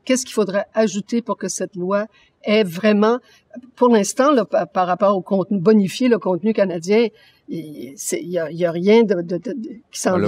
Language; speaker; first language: French; native; French